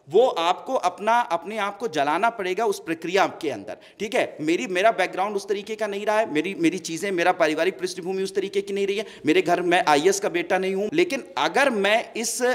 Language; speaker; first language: Hindi; native; Hindi